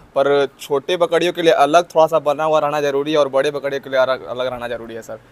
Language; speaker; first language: Hindi; native; Hindi